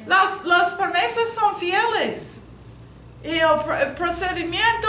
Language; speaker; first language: Spanish; non-native, learner; English